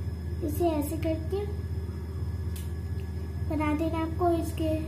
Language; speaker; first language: Hindi; native; Hindi